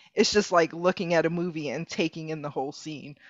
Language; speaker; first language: English; early bilingual, other home language; Spanish